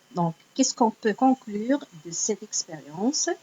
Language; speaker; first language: French; non-native, local second language; Arabic